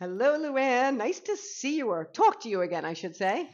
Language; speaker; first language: English; native; English